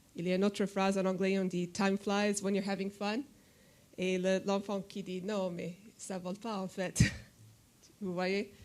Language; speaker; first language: French; non-native, fluent; English